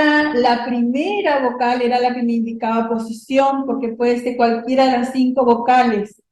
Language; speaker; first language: Spanish; native; Spanish